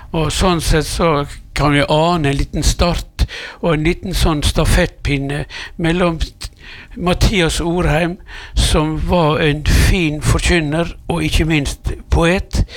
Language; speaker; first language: Norwegian; native; Norwegian